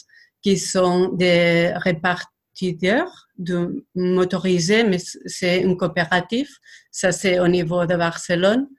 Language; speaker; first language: French; non-native, fluent; Spanish